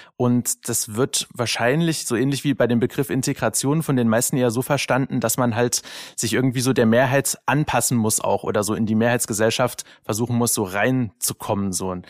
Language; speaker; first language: German; native; German